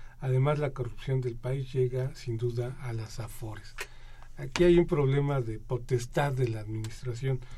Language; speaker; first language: Spanish; native; Spanish